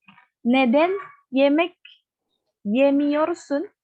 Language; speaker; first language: Turkish; non-native, fluent; Indonesian